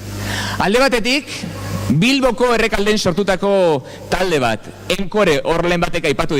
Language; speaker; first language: Basque; native; Basque